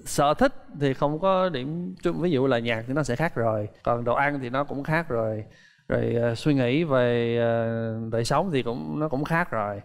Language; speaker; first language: Vietnamese; non-native, fluent; English